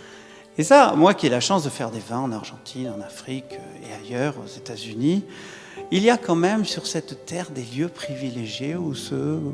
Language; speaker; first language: French; native; French